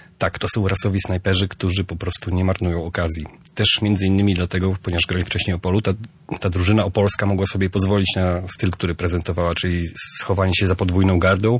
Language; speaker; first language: Polish; native; Polish